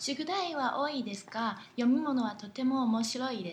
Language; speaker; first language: Japanese; non-native, learner; Chinese